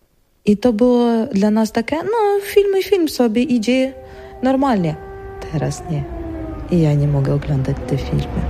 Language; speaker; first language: Polish; non-native, learner; Ukrainian